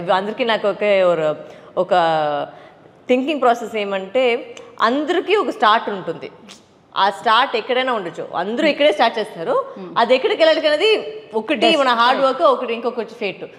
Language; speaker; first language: Telugu; non-native, local second language; Tamil